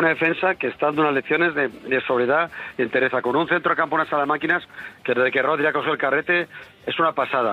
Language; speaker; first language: Spanish; native; Spanish